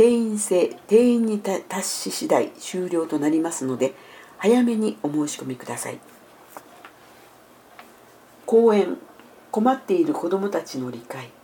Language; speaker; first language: Japanese; native; Japanese